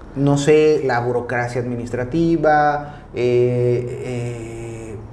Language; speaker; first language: Spanish; non-native, local second language; Tzotzil